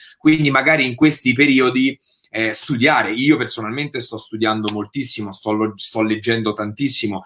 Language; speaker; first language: Italian; native; Italian